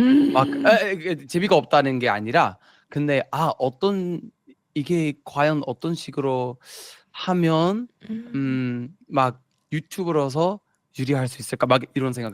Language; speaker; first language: Korean; non-native, fluent; English